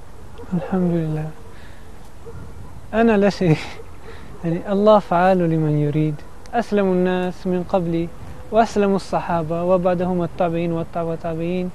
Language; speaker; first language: Arabic; non-native, learner; Italian